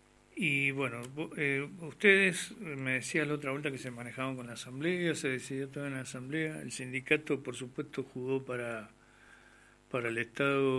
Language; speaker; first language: Spanish; native; Spanish